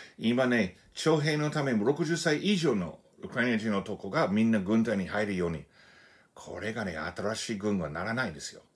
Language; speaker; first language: Japanese; non-native, fluent; English